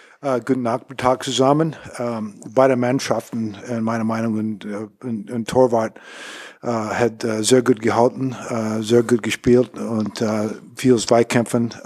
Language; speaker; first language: German; non-native, learner; English